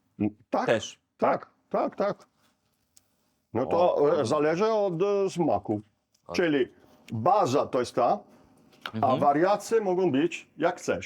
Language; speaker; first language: Polish; non-native, learner; Italian